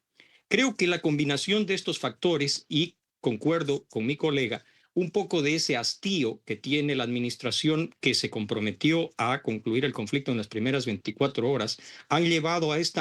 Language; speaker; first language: Spanish; native; Spanish